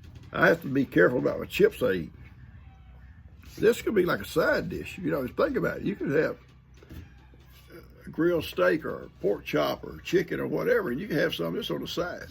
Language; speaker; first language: English; native; English